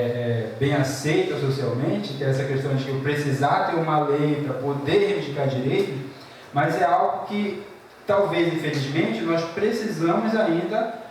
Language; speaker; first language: Portuguese; native; Portuguese